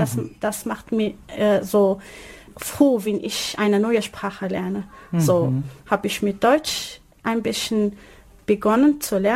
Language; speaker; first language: German; non-native, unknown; Arabic